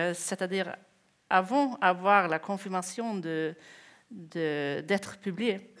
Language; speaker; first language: French; non-native, fluent; Swedish